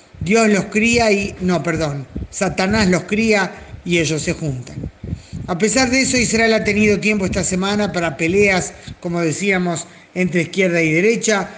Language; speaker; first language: Spanish; native; Spanish